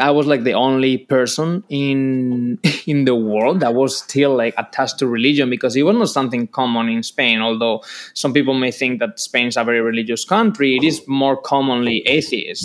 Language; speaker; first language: English; non-native, fluent; Spanish